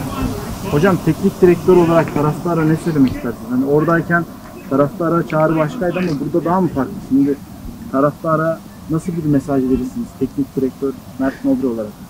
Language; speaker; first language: Turkish; native; Turkish